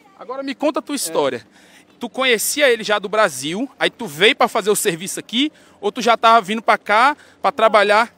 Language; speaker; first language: Portuguese; native; Portuguese